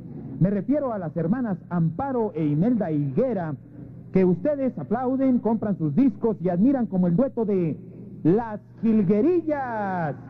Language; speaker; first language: Spanish; native; Spanish